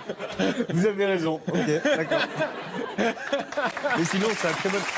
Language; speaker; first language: French; native; French